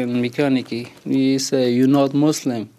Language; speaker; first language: English; non-native, learner; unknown